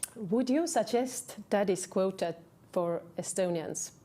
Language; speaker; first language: English; non-native, fluent; Estonian